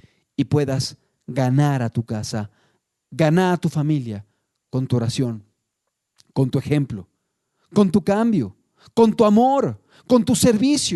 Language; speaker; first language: Spanish; native; Spanish